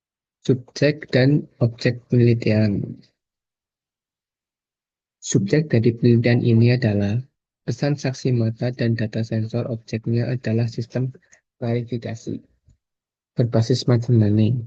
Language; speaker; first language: Indonesian; native; Indonesian